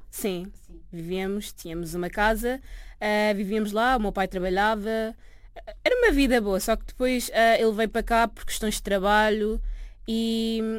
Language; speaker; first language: Portuguese; early bilingual, other home language; Arabic